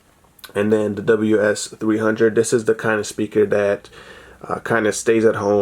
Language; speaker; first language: English; native; English